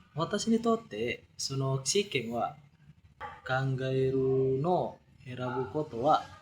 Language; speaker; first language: Japanese; non-native, learner; Indonesian